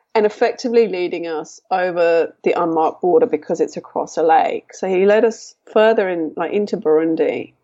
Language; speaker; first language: English; native; English